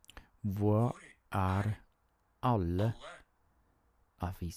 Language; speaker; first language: Norwegian; non-native, learner; English